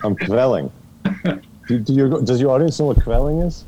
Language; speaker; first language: English; native; English